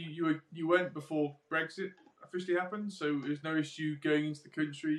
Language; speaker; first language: English; native; English